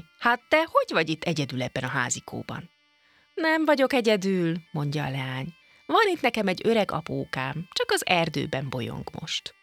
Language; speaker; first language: Hungarian; native; Hungarian